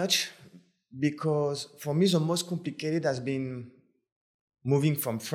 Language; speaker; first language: English; non-native, fluent; French